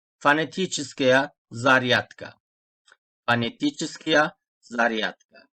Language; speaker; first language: Russian; non-native, fluent; Turkish